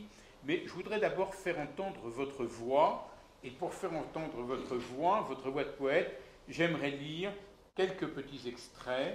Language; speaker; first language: French; native; French